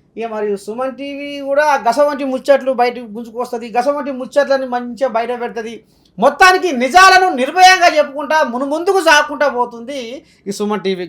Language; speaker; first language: Telugu; native; Telugu